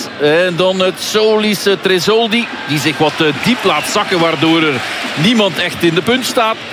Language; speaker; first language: Dutch; native; Dutch